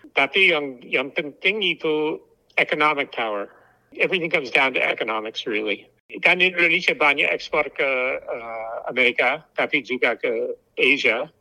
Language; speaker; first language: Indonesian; non-native, fluent; English